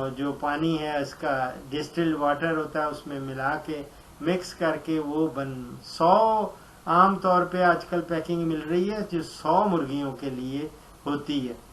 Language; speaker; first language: Urdu; non-native, local second language; Punjabi